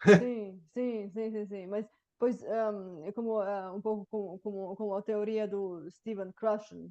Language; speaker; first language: Portuguese; non-native, fluent; Bulgarian